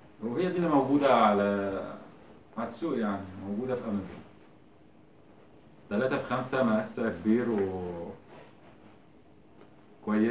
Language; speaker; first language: Arabic; native; Arabic